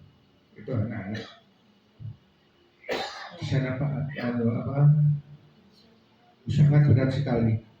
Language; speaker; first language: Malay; non-native, local second language; Javanese